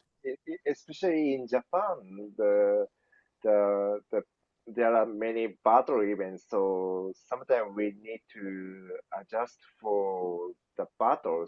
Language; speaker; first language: English; non-native, learner; Japanese